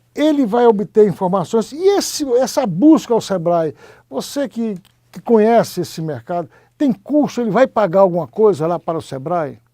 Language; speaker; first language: Portuguese; native; Portuguese